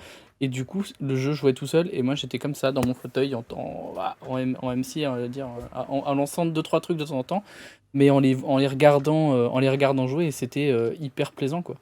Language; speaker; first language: French; native; French